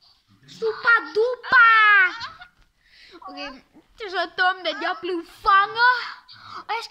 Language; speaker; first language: Danish; early bilingual, other home language; Arabic